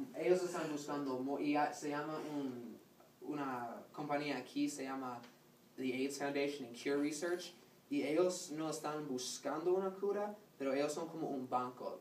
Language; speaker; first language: Spanish; non-native, learner; English